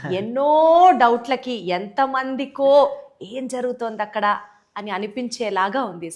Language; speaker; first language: Telugu; native; Telugu